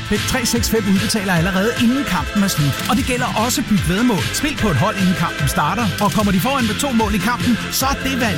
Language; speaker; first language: Danish; native; Danish